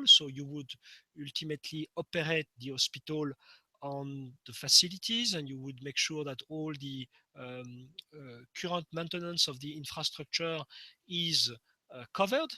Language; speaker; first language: English; non-native, fluent; French